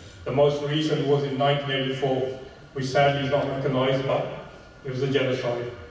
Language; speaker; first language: English; early bilingual, other home language; Punjabi